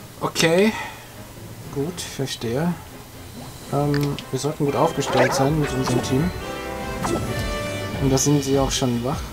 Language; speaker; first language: German; native; German